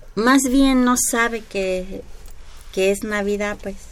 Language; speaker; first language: Spanish; non-native, local second language; Mixtepec Mixtec